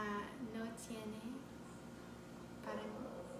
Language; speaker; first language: Spanish; non-native, learner; English